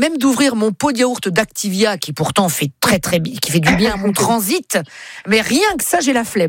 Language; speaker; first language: French; native; French